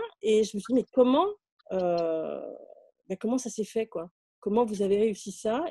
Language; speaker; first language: French; native; French